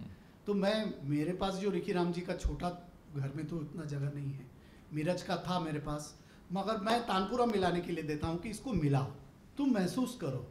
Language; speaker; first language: Hindi; native; Hindi